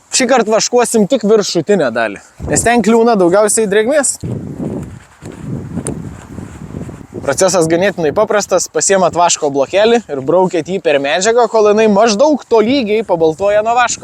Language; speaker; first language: Lithuanian; native; Lithuanian